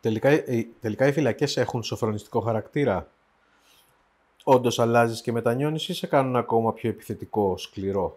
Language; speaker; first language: Greek; native; Greek